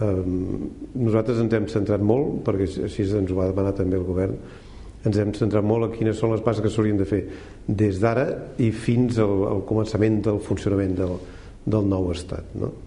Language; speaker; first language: Catalan; native; Catalan